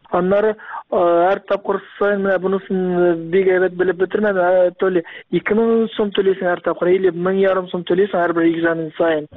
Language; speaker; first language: Tatar; early bilingual, heritage; Tatar